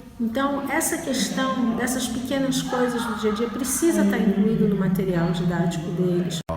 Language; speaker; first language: Portuguese; native; Portuguese